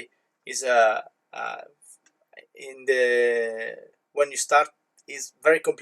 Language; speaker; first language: English; non-native, learner; Italian